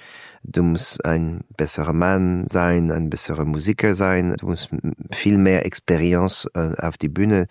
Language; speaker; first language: German; non-native, learner; French